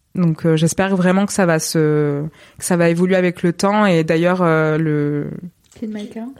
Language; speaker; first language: French; native; French